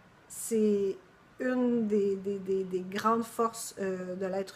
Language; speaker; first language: French; native; French